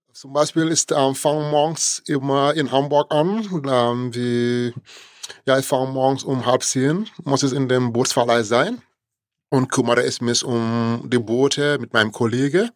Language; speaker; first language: German; non-native, fluent; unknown